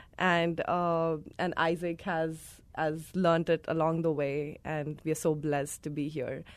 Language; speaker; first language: English; non-native, local second language; Hindi